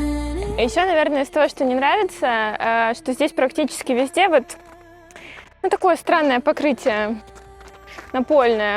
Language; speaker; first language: Russian; native; Russian